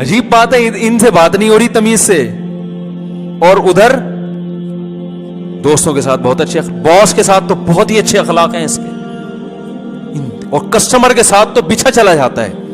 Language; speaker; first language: Urdu; native; Urdu